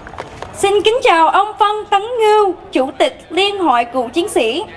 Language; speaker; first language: Vietnamese; early bilingual, heritage; Vietnamese